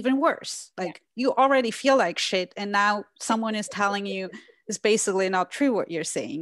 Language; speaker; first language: English; non-native, fluent; German